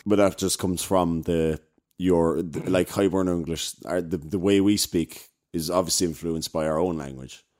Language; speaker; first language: English; native; English